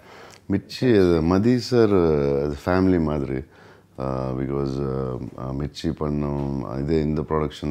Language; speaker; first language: Tamil; non-native, learner; Telugu